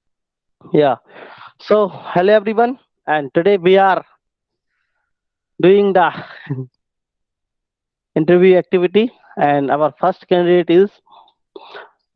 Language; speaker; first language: English; non-native, local second language; Hindi